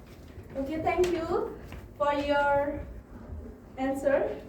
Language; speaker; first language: English; non-native, learner; Indonesian